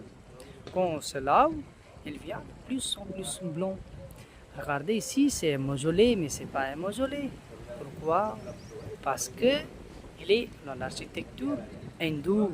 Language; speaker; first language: French; non-native, learner; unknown